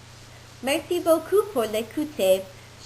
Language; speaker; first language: French; non-native, learner; English